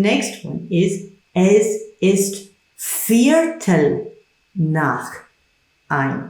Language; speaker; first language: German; non-native, fluent; English